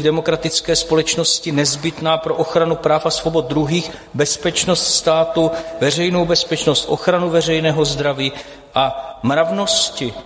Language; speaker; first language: Czech; native; Czech